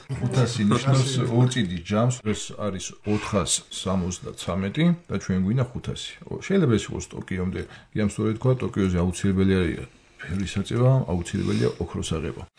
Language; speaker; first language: Georgian; native; Georgian